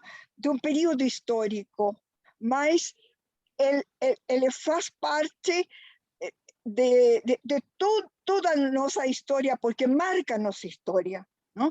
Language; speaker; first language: Portuguese; non-native, fluent; Spanish